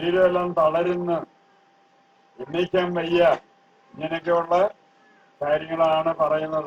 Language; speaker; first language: Malayalam; native; Malayalam